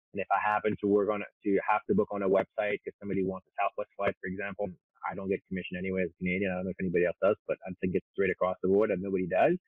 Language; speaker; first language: English; non-native, local second language; French